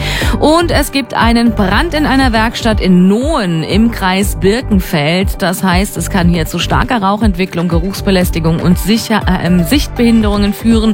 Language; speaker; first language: German; native; German